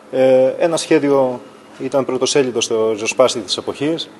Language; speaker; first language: Greek; native; Greek